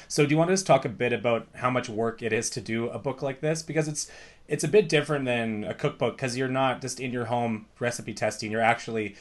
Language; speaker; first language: English; native; English